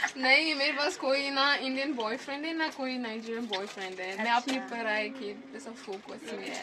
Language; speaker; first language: Hindi; non-native, learner; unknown